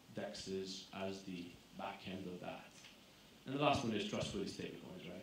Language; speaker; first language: English; non-native, fluent; Greek